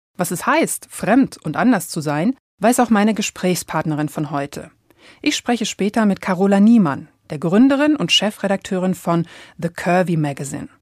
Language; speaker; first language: German; native; German